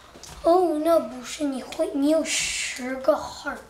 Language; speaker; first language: Chinese; early bilingual, heritage; Chinese